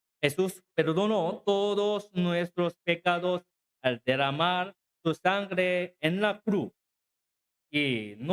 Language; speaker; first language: Spanish; non-native, learner; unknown